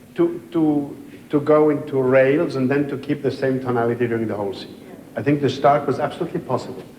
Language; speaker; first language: English; non-native, fluent; French